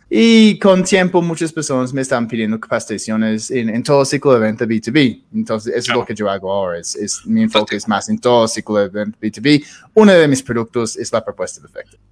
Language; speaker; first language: Spanish; non-native, fluent; English